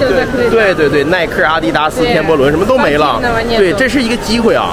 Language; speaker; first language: Chinese; native; Chinese